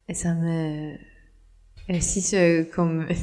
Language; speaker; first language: French; non-native, fluent; Norwegian